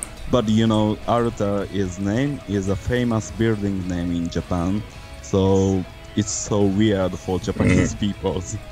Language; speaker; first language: English; non-native, learner; Japanese